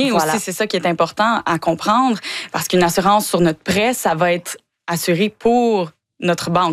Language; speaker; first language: French; native; French